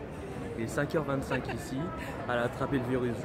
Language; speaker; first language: French; native; French